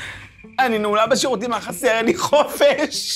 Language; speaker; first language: Hebrew; native; Hebrew